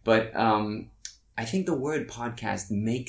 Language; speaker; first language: English; non-native, fluent; Norwegian